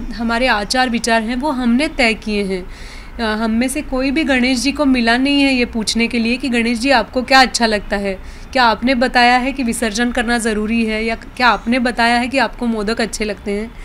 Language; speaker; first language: Hindi; non-native, local second language; Marathi